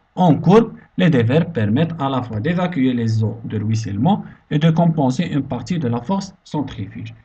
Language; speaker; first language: French; non-native, local second language; Arabic